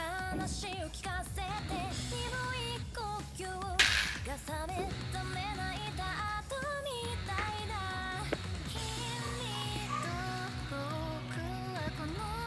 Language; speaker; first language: Japanese; native; Japanese